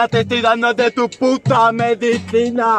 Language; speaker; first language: Spanish; native; Spanish